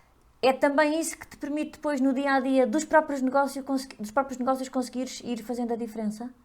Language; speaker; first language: Portuguese; native; Portuguese